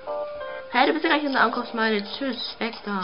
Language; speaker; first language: German; native; German